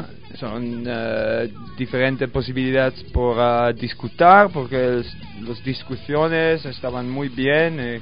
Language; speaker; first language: Spanish; non-native, learner; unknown